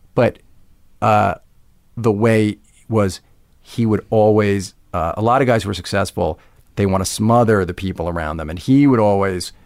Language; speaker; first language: English; native; English